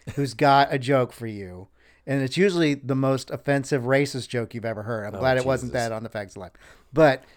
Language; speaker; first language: English; native; English